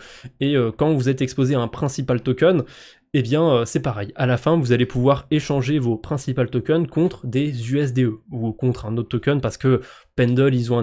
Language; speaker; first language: French; native; French